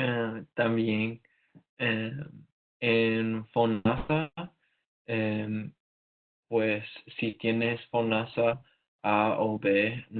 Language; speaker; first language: Spanish; non-native, learner; English